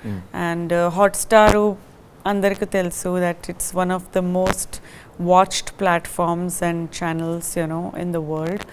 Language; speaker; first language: Telugu; non-native, learner; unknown